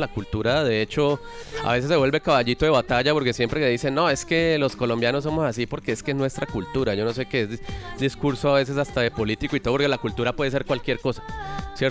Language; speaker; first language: Spanish; native; Spanish